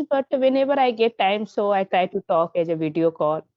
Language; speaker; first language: English; non-native, learner; Hindi